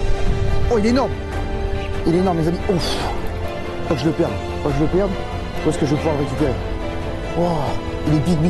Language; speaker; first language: French; native; French